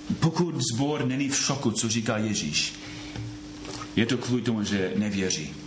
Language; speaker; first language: Czech; non-native, fluent; English